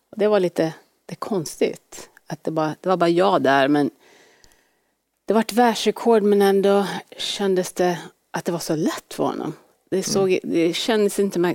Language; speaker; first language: Swedish; native; Swedish